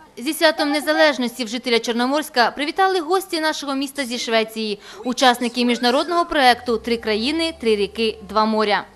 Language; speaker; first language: Ukrainian; native; Ukrainian